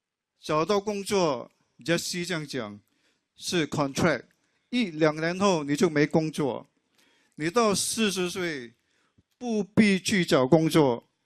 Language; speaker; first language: Chinese; non-native, local second language; English